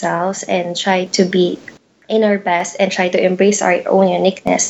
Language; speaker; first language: English; non-native, local second language; Pampanga